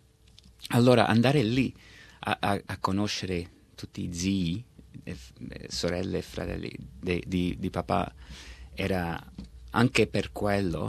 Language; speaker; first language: Italian; early bilingual, heritage; Italian